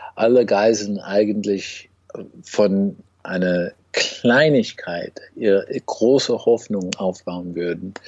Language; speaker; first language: German; non-native, fluent; English